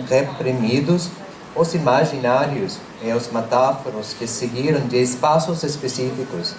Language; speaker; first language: Portuguese; non-native, fluent; English